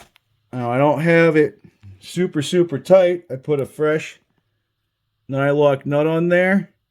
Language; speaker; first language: English; native; English